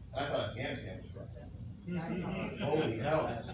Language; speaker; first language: English; native; English